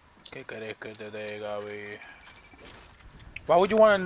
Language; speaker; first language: Spanish; early bilingual, heritage; Spanish